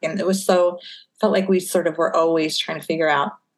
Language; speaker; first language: English; native; English